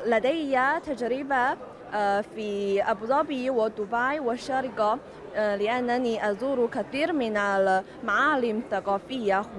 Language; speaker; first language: Arabic; non-native, learner; Chinese